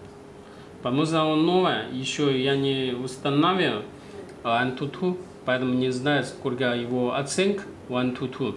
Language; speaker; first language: Russian; non-native, learner; Chinese